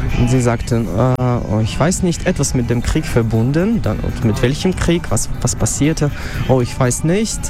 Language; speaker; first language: German; non-native, fluent; Russian